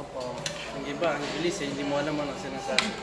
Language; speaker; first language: Filipino; non-native, learner; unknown